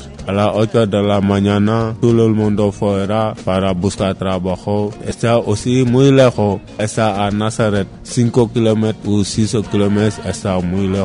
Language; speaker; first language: Spanish; non-native, learner; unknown